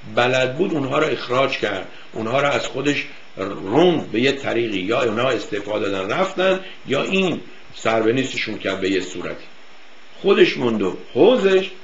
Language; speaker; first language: Persian; native; Persian